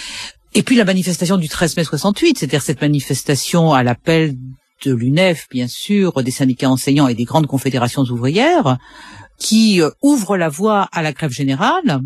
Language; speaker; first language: French; native; French